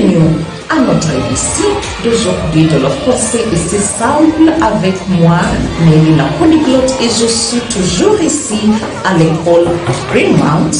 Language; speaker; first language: French; non-native, fluent; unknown